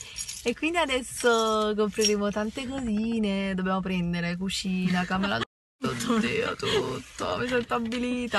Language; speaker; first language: Italian; native; Italian